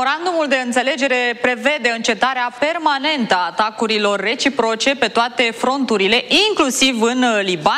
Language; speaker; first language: Romanian; native; Romanian